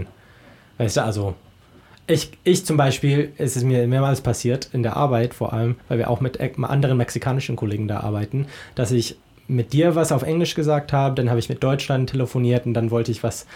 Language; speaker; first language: German; non-native, fluent; English